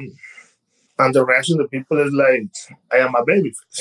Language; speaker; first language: English; non-native, learner; Spanish